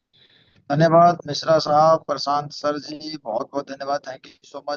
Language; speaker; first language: Hindi; native; Hindi